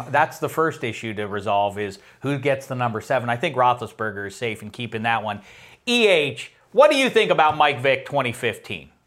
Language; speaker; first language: English; native; English